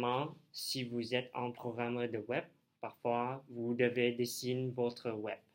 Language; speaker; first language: French; non-native, learner; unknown